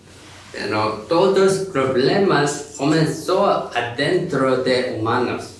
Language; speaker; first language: Spanish; non-native, learner; Korean